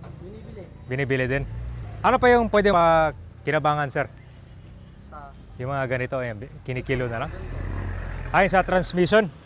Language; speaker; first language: Filipino; native; Filipino